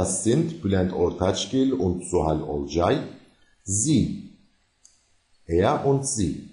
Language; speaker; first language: German; non-native, fluent; Turkish